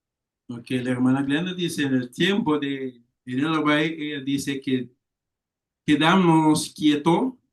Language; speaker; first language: Spanish; non-native, learner; Papiamento